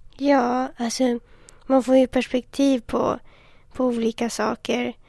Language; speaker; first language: Swedish; native; Swedish